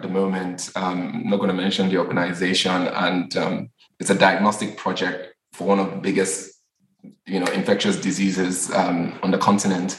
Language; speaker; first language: English; non-native, local second language; Yoruba